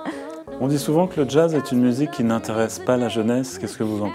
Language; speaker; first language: French; native; French